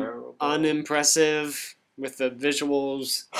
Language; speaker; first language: English; native; English